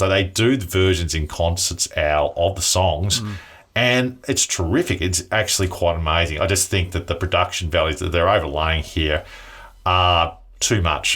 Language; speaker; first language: English; native; English